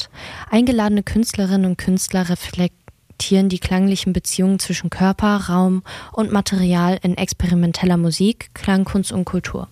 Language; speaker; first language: German; native; German